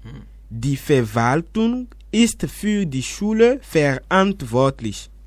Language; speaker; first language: German; non-native, fluent; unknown